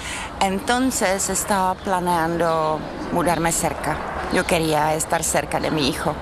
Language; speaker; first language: Spanish; non-native, learner; Czech